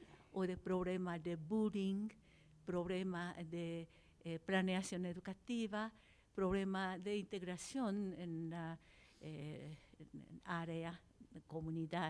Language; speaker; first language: Spanish; non-native, fluent; Japanese